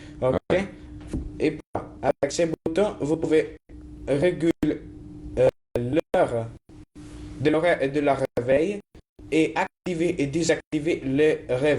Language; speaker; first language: French; non-native, learner; Italian